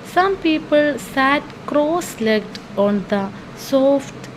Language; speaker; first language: English; non-native, local second language; Malayalam